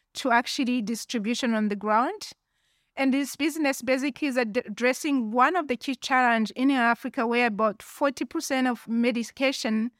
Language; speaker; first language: English; non-native, local second language; Kinyarwanda